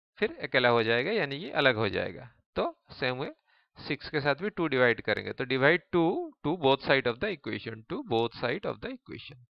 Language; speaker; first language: Hindi; native; Hindi